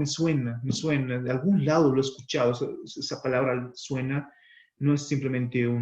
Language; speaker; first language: Spanish; native; Spanish